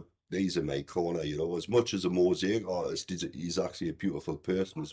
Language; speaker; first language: English; native; English